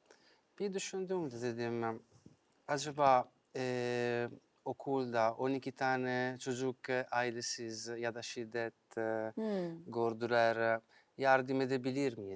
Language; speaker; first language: Turkish; non-native, fluent; Italian